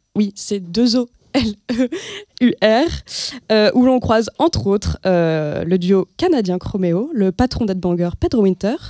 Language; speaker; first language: French; native; French